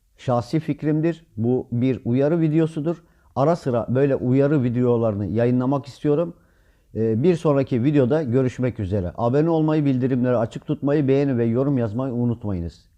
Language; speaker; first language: Turkish; native; Turkish